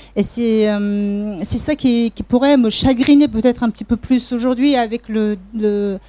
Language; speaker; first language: French; non-native, fluent; Mongolian